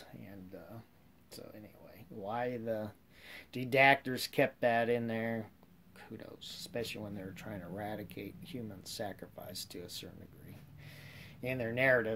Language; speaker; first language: English; native; English